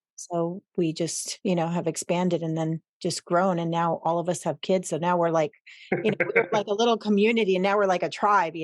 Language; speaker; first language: English; early bilingual, other home language; Spanish